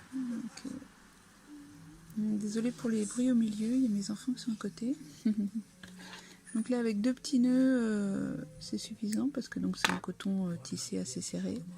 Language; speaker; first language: French; native; French